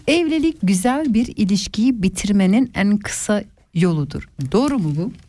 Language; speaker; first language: Turkish; early bilingual, other home language; Swiss German